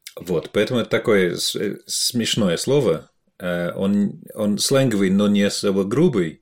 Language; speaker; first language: Russian; non-native, fluent; English